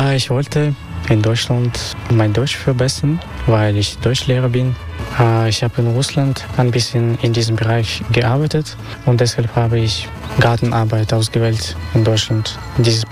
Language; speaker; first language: German; non-native, fluent; Russian